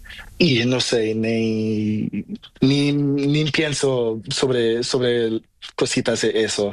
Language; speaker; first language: Spanish; non-native, learner; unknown